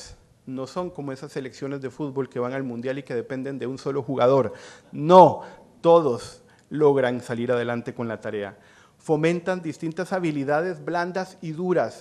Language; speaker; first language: Spanish; native; Spanish